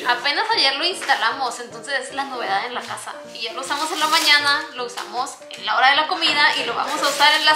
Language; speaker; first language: Spanish; native; Spanish